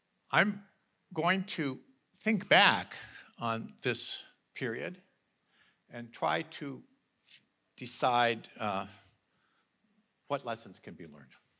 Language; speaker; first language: English; native; English